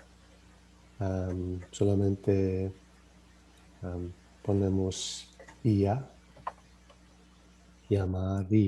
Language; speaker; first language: Spanish; non-native, learner; English